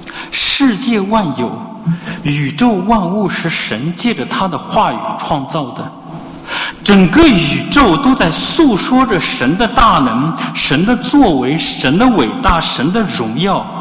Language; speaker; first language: Chinese; native; Chinese